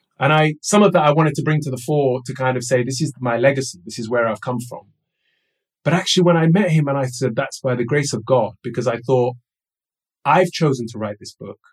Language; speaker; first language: English; early bilingual, other home language; Somali